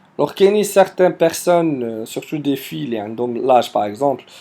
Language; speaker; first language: French; non-native, local second language; Arabic